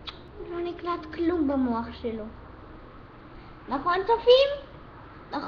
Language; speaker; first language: Hebrew; early bilingual, other home language; Russian